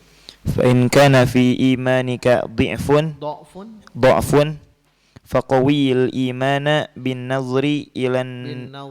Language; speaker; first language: Arabic; non-native, learner; Indonesian